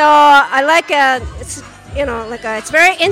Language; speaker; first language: English; non-native, learner; Japanese